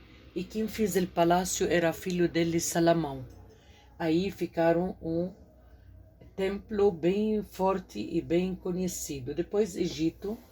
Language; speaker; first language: Portuguese; non-native, fluent; Arabic